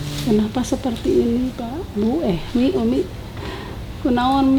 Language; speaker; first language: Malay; non-native, local second language; Sundanese